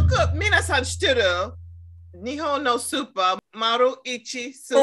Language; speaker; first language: Japanese; non-native, learner; English